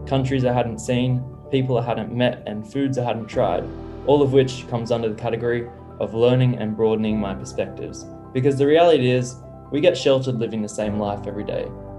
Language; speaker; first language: English; native; English